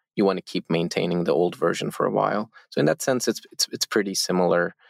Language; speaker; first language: English; non-native, fluent; Turkish